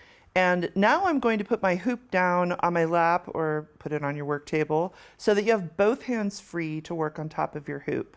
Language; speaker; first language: English; native; English